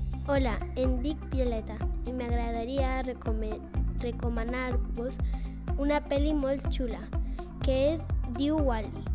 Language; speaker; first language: Catalan; non-native, learner; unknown